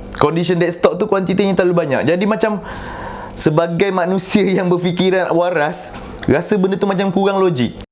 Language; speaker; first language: Malay; native; Malay